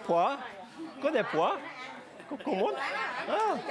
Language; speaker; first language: Vietnamese; non-native, learner; French